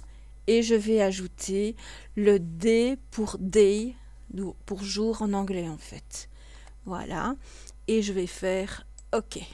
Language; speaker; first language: French; native; French